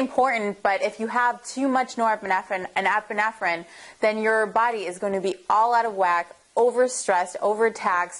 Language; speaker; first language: English; native; English